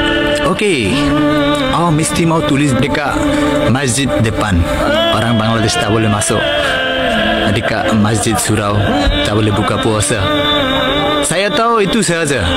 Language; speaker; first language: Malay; non-native, learner; Bangla